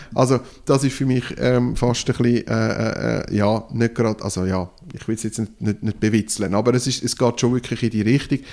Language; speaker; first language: German; non-native, local second language; French